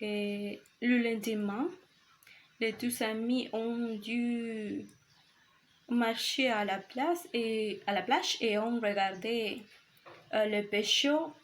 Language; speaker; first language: French; non-native, learner; Spanish